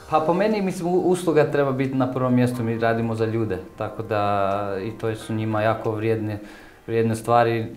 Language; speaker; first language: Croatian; early bilingual, heritage; Croatian